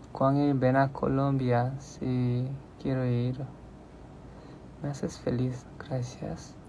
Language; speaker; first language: Spanish; non-native, learner; Korean